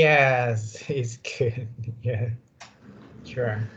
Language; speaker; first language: English; non-native, learner; Thai